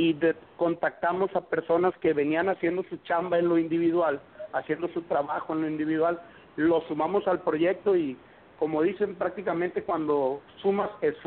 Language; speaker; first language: Spanish; native; Spanish